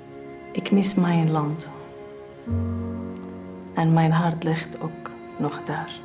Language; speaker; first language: Dutch; non-native, learner; Arabic